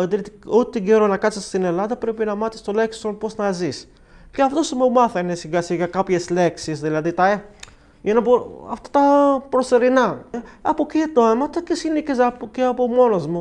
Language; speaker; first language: Greek; non-native, learner; Arabic